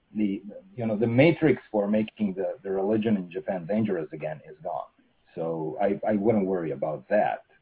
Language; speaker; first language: English; non-native, fluent; Russian